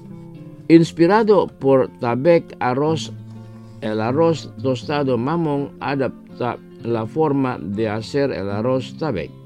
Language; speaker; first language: Spanish; non-native, fluent; Indonesian